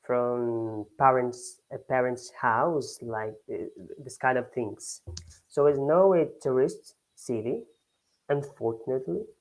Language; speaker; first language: English; non-native, learner; Portuguese